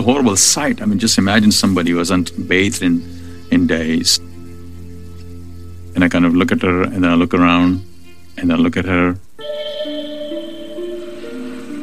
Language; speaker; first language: English; non-native, local second language; Urdu